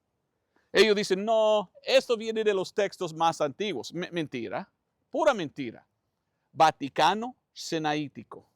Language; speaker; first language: Spanish; non-native, fluent; English